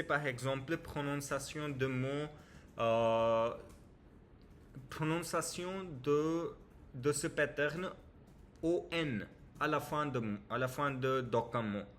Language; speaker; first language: French; non-native, learner; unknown